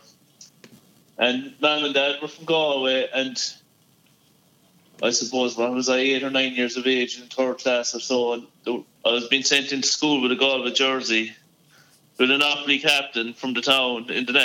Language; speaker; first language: English; native; English